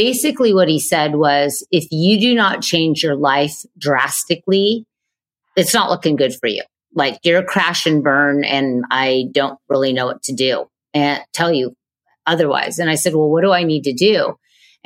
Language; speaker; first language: English; native; English